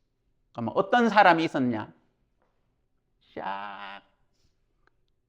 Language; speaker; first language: Korean; native; Korean